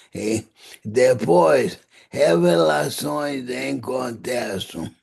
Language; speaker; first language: Portuguese; non-native, fluent; English